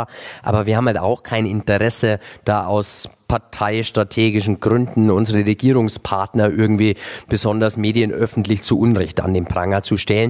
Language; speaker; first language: German; native; German